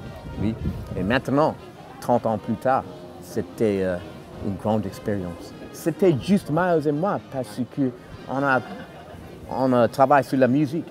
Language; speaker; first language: French; non-native, fluent; English